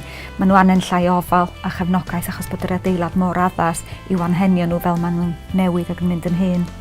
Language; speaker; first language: Welsh; native; Welsh